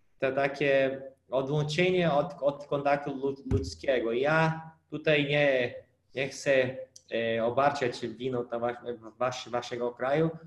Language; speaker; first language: Polish; non-native, fluent; Portuguese